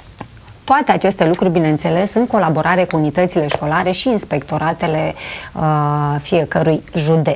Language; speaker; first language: Romanian; native; Romanian